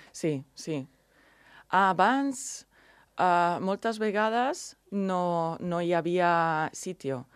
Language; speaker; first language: Catalan; non-native, learner; Italian